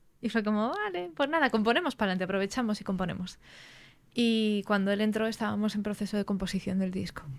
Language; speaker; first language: Spanish; native; Spanish